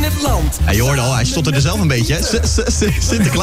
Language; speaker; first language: Dutch; native; Dutch